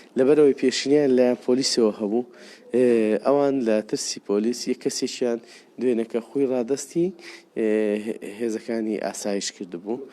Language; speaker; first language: Central Kurdish; native; Central Kurdish